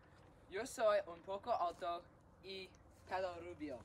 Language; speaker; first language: Spanish; non-native, learner; English